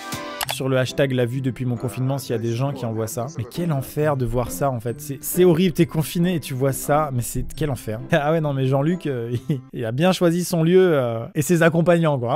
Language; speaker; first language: French; native; French